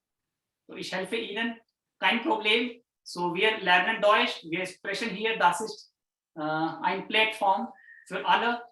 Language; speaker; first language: German; non-native, fluent; Hindi